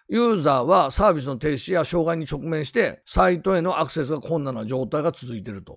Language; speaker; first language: Japanese; native; Japanese